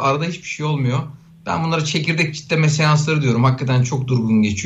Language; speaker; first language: Turkish; native; Turkish